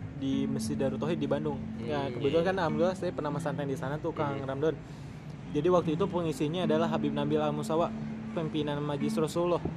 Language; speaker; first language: Indonesian; native; Indonesian